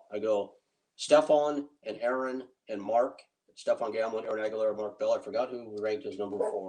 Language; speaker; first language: English; native; English